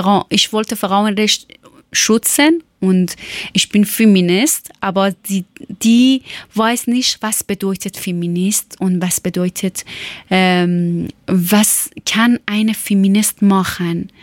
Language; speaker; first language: German; non-native, learner; Persian